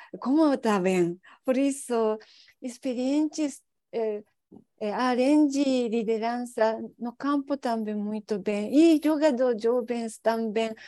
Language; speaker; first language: Portuguese; non-native, learner; Japanese